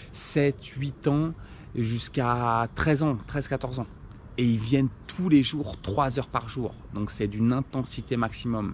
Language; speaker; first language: French; native; French